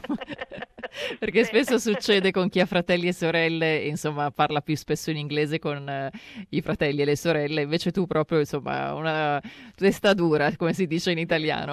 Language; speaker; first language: Italian; native; Italian